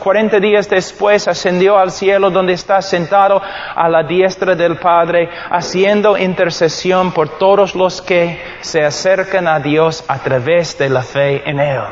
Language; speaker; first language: Spanish; non-native, fluent; English